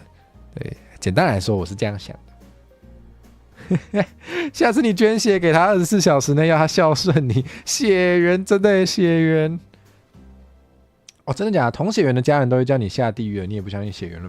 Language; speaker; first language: Chinese; native; Chinese